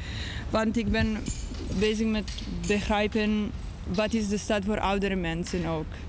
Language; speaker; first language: Dutch; non-native, learner; English